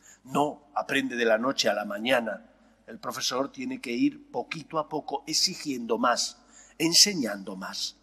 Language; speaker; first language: Spanish; native; Spanish